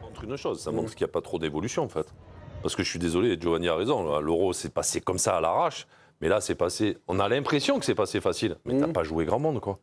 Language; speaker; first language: French; native; French